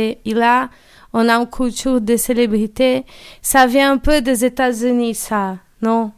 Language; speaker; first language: French; non-native, learner; Portuguese